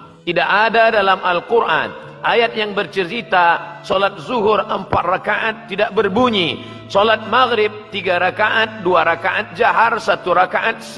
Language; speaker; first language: Malay; native; Malay